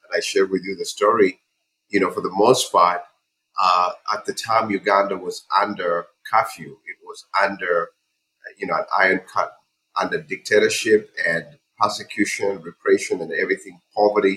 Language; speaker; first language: English; non-native, local second language; Ganda